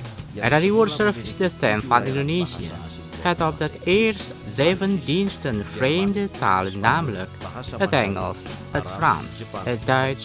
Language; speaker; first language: Dutch; non-native, learner; Indonesian